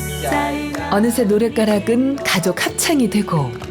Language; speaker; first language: Korean; native; Korean